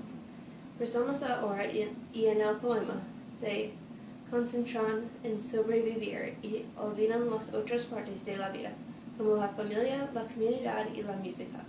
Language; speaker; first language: Spanish; non-native, learner; English